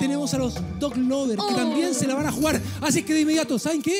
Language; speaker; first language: Spanish; native; Spanish